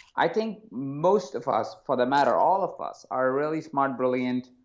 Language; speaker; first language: English; non-native, local second language; Hindi